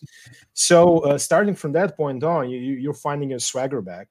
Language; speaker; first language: English; non-native, fluent; Serbian